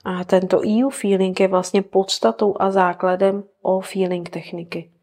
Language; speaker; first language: Czech; native; Czech